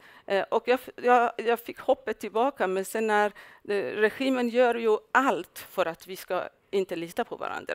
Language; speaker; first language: Swedish; non-native, fluent; Persian